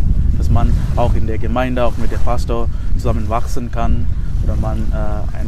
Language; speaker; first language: German; non-native, fluent; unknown